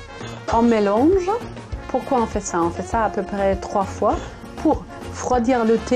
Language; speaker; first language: French; non-native, fluent; German